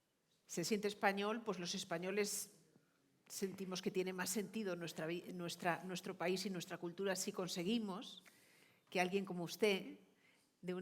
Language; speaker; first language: Spanish; native; Spanish